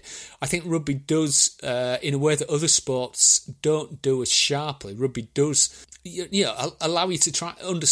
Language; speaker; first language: English; native; English